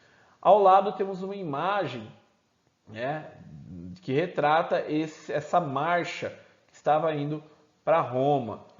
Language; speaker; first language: Portuguese; native; Portuguese